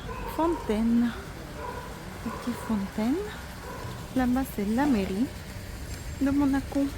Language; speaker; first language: French; non-native, fluent; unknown